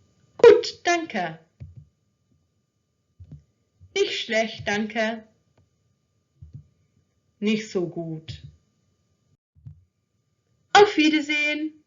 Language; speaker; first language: German; non-native, fluent; English